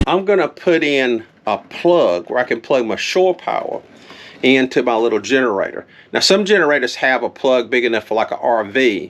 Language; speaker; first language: English; native; English